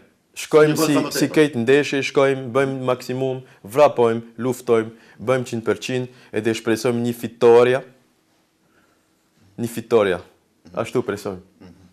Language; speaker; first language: Albanian; non-native, learner; French